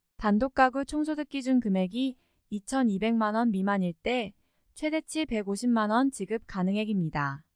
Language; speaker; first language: Korean; native; Korean